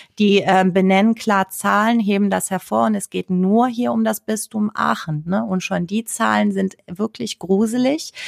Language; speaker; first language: German; early bilingual, other home language; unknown